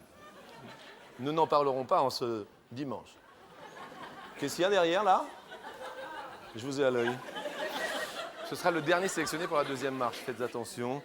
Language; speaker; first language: French; native; French